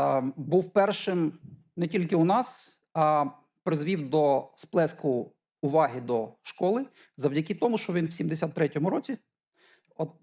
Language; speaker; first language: Ukrainian; native; Ukrainian